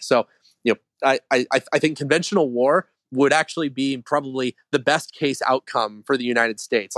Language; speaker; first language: English; native; English